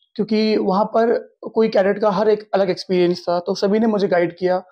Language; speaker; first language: Hindi; native; Hindi